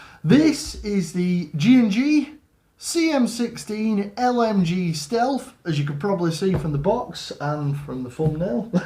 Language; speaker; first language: English; native; English